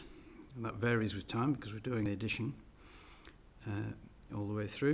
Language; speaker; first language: English; native; English